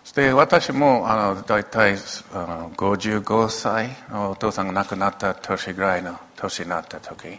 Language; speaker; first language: Japanese; non-native, local second language; English